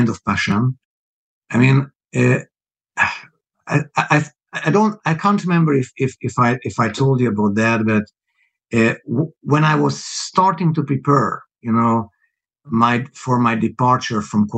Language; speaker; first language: English; non-native, fluent; Hungarian